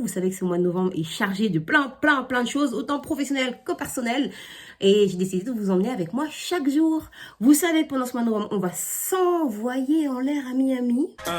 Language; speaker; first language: French; native; French